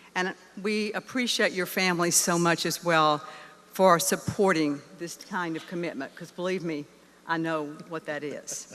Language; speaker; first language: English; native; English